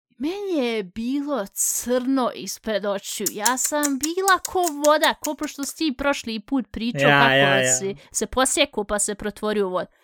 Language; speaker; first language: Bosnian; early bilingual, heritage; Bosnian